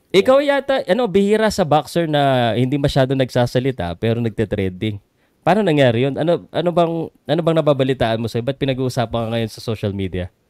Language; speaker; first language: Filipino; native; Filipino